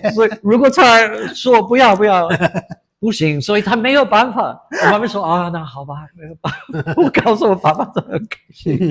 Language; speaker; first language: Chinese; non-native, fluent; English